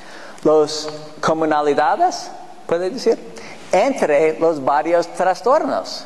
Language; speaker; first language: Spanish; non-native, fluent; English